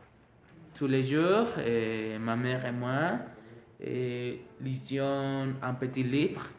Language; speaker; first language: French; non-native, learner; Spanish